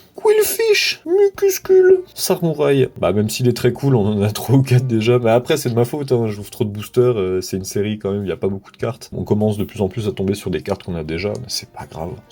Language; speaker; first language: French; native; French